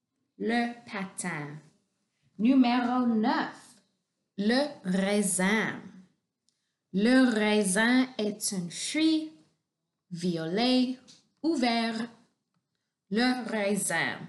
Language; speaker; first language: French; non-native, local second language; English